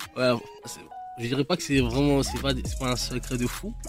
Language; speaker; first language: French; non-native, local second language; Lingala